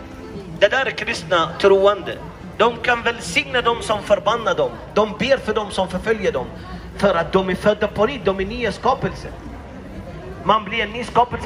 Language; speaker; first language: Swedish; non-native, fluent; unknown